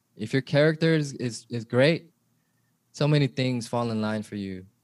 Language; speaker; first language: English; early bilingual, other home language; Korean